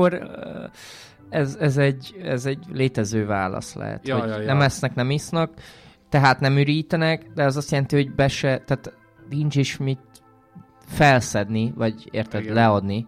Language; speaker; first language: Hungarian; native; Hungarian